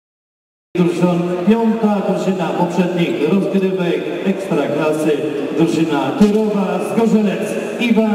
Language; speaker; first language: Polish; native; Polish